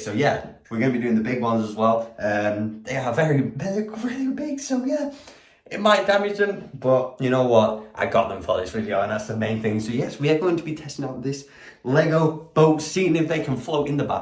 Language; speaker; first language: English; native; English